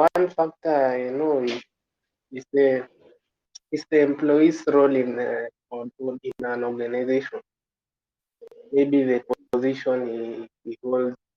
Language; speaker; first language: English; non-native, local second language; Swahili